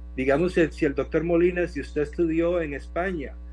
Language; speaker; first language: Spanish; native; Spanish